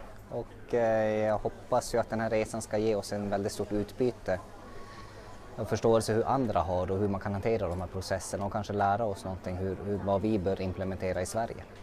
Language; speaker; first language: Swedish; native; Swedish